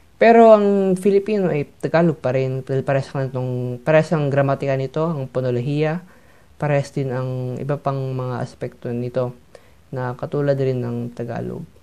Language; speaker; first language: Filipino; native; Filipino